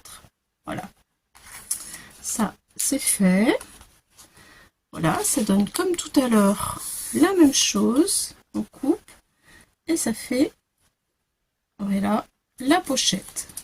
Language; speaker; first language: French; native; French